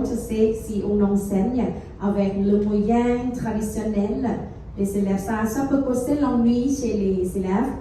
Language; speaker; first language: French; non-native, fluent; Thai